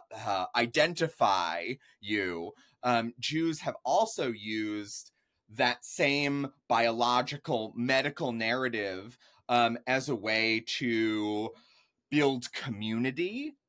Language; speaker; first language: English; native; English